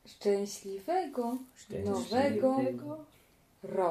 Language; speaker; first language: Polish; non-native, learner; French